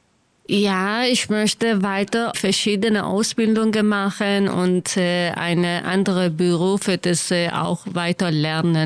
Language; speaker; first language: German; non-native, learner; Kurdish